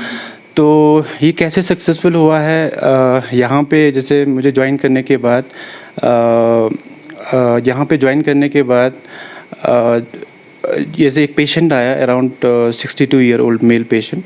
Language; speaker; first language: Hindi; non-native, local second language; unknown